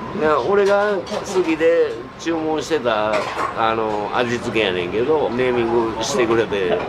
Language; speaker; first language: Japanese; native; Japanese